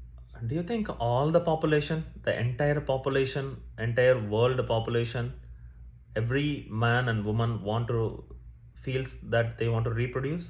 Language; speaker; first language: English; non-native, local second language; Tamil